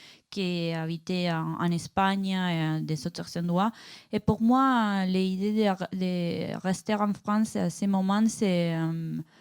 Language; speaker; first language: French; non-native, learner; Spanish